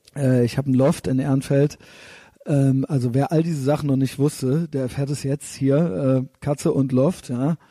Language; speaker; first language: German; native; German